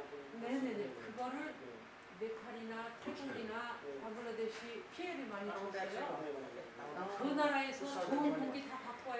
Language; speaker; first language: Korean; non-native, learner; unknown